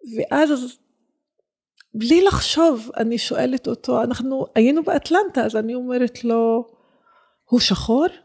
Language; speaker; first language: Hebrew; non-native, local second language; Arabic